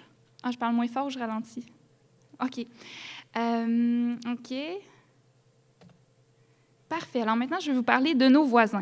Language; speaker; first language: French; native; French